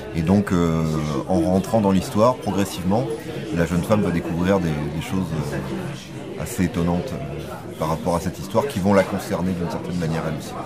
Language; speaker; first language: French; native; French